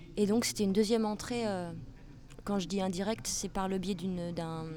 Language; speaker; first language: French; native; French